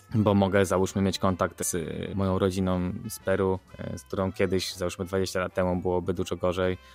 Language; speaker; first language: Polish; native; Polish